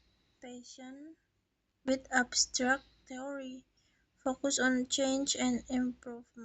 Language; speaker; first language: English; non-native, learner; Indonesian